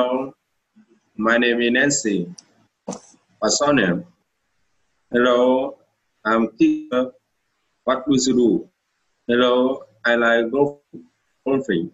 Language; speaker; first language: English; non-native, learner; Vietnamese